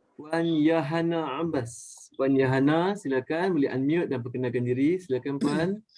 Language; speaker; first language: Malay; native; Malay